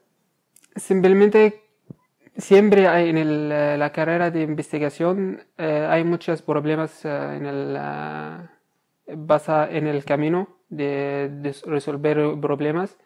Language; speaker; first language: Spanish; non-native, fluent; Arabic